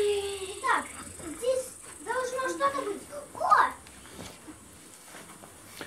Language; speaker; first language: Russian; native; Russian